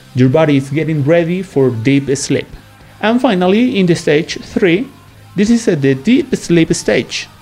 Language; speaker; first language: English; non-native, fluent; Spanish